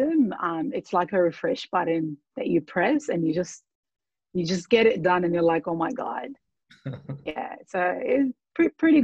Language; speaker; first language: English; early bilingual, other home language; Arabic